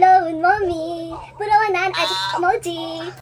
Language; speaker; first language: Korean; non-native, learner; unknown